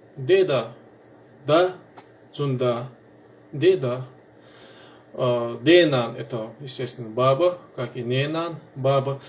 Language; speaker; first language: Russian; non-native, local second language; Chechen